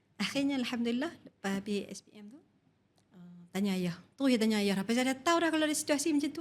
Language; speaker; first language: Malay; native; Malay